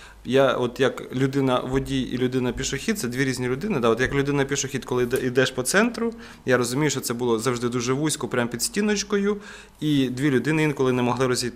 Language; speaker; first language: Ukrainian; native; Ukrainian